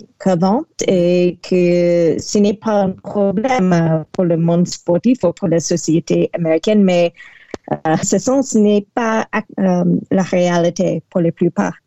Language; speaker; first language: French; non-native, learner; English